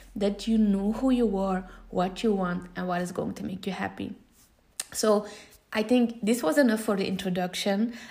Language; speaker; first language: English; non-native, fluent; Dutch